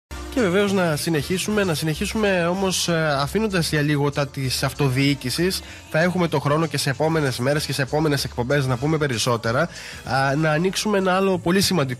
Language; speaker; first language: Greek; native; Greek